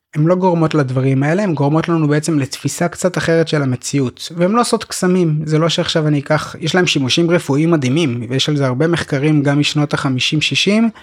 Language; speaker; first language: Hebrew; native; Hebrew